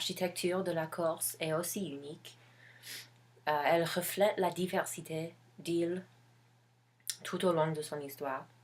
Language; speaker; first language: French; non-native, learner; English